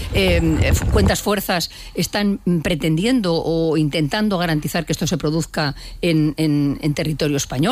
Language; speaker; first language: Spanish; native; Spanish